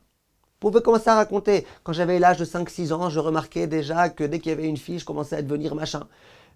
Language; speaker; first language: French; native; French